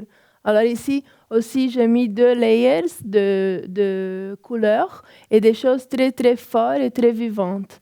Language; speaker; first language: French; non-native, fluent; Portuguese